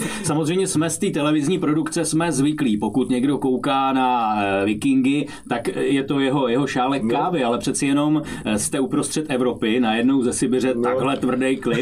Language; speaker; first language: Czech; native; Czech